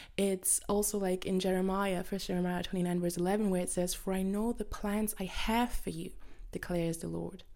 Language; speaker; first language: English; non-native, fluent; German